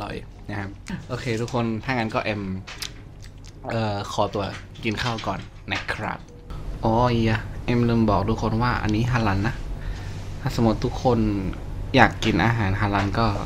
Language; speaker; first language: Thai; non-native, fluent; Indonesian